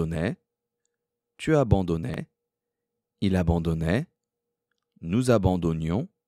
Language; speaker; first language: French; non-native, fluent; Korean